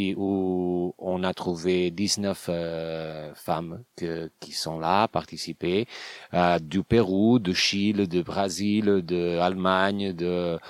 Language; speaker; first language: French; non-native, learner; Portuguese